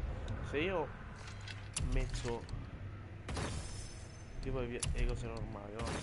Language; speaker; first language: Italian; native; Italian